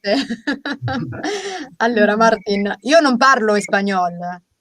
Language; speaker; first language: Italian; native; Italian